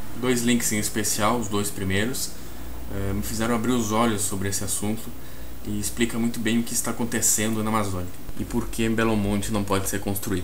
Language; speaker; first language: Portuguese; native; Portuguese